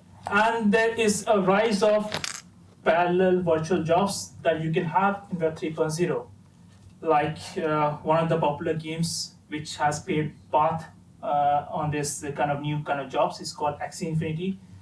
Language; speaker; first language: English; non-native, fluent; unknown